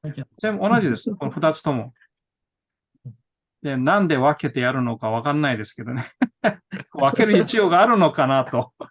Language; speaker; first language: Japanese; non-native, fluent; Korean